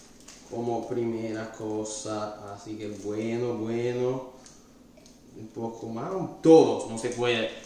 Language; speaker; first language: Spanish; non-native, fluent; Italian